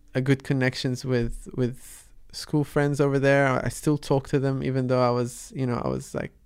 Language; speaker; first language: English; early bilingual, other home language; Arabic